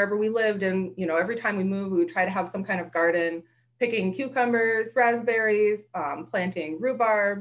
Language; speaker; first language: English; native; English